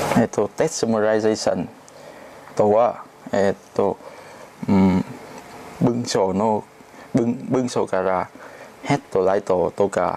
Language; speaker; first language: Japanese; non-native, learner; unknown